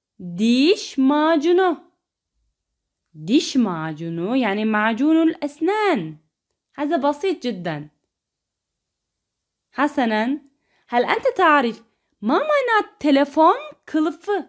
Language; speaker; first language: Arabic; non-native, fluent; Turkish